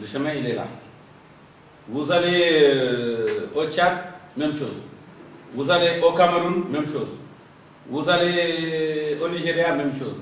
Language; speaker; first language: French; non-native, local second language; Wolof